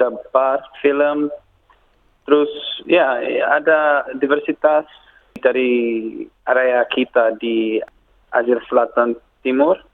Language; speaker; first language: Indonesian; non-native, learner; English